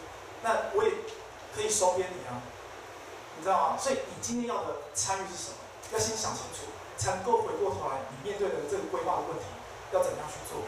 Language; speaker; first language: Chinese; native; Chinese